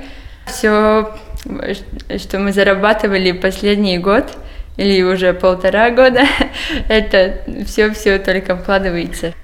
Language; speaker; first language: Russian; non-native, local second language; Latvian